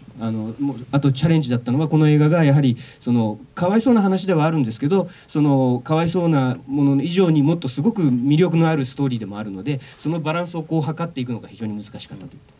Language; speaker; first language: Japanese; native; Japanese